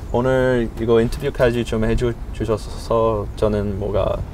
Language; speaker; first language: Korean; non-native, fluent; English